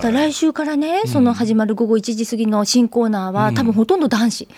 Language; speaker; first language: Japanese; native; Japanese